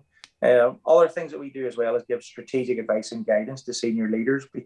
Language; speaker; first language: English; native; English